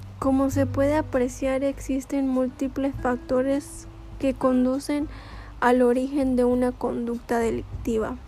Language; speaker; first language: Spanish; native; Spanish